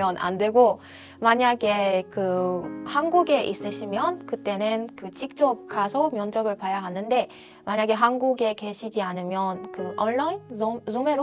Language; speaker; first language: Korean; non-native, fluent; Persian